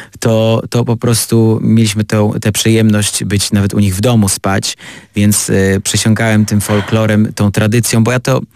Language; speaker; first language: Polish; early bilingual, other home language; Armenian